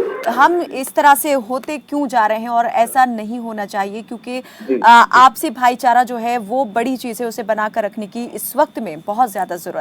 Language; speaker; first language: Hindi; native; Hindi